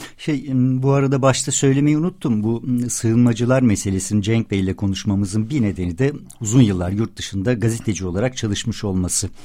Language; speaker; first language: Turkish; native; Turkish